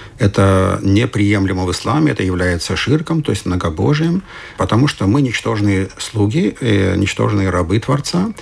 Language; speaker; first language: Russian; non-native, fluent; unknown